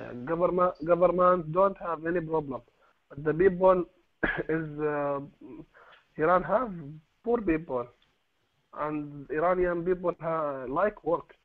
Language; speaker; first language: English; non-native, learner; Arabic